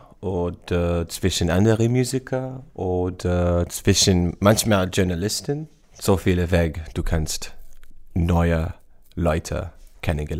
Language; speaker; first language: German; non-native, learner; English